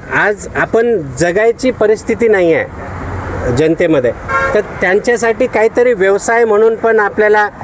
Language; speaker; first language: Marathi; non-native, local second language; Lambadi